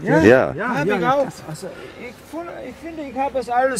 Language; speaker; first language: German; non-native, learner; Danish